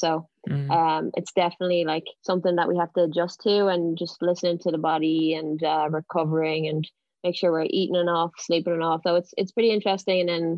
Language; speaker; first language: English; native; English